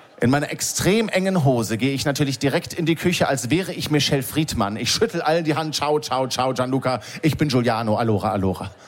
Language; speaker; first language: German; native; German